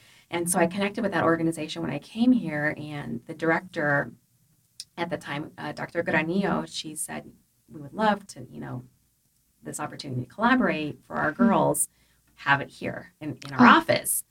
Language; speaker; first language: English; early bilingual, other home language; Spanish